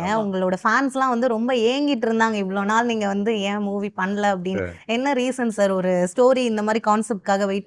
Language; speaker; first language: Tamil; native; Tamil